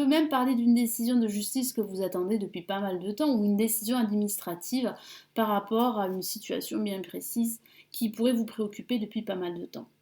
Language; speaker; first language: French; native; French